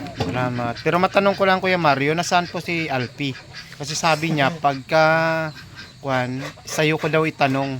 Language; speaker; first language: Filipino; non-native, local second language; Hiligaynon